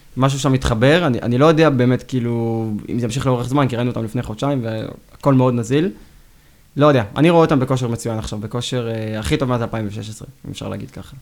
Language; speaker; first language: Hebrew; native; Hebrew